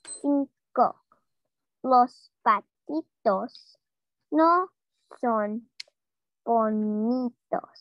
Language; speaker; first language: Spanish; non-native, learner; English